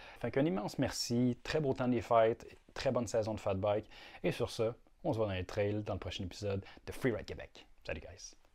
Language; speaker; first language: French; native; French